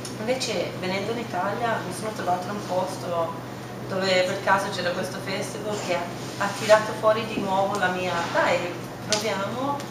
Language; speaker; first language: Italian; non-native, fluent; English